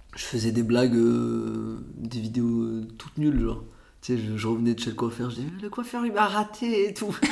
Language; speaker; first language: French; early bilingual, other home language; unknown